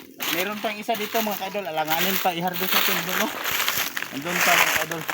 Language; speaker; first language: Filipino; non-native, local second language; Cebuano